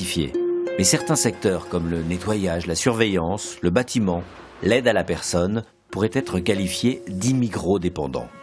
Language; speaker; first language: French; native; French